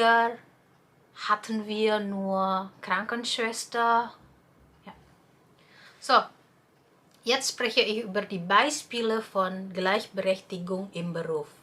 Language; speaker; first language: German; non-native, fluent; Indonesian